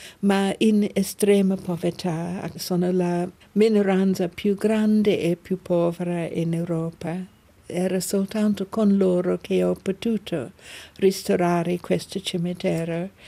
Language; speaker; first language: Italian; non-native, learner; English